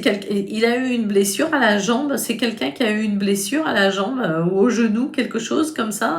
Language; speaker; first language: French; native; French